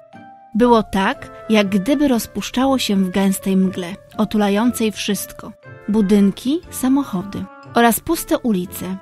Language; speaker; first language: Polish; native; Polish